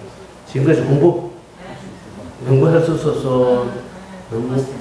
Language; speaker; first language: Korean; non-native, learner; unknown